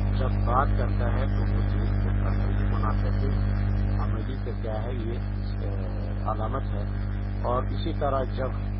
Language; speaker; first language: Urdu; non-native, local second language; Pashto